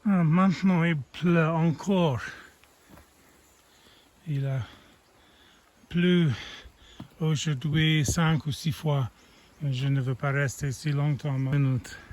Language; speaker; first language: French; non-native, learner; English